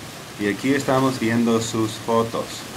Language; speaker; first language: Spanish; non-native, fluent; English